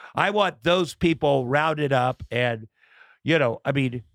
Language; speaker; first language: English; native; English